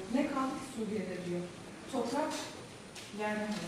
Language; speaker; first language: Turkish; native; Turkish